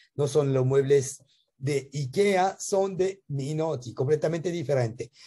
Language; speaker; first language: Spanish; non-native, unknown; French